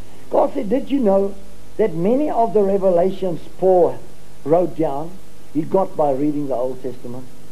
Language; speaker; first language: English; non-native, local second language; Afrikaans